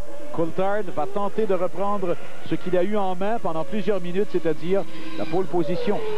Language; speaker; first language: French; native; French